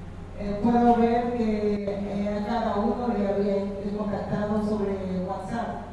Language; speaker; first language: Spanish; non-native, fluent; Haitian Creole